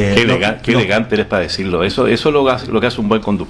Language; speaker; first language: Spanish; native; Spanish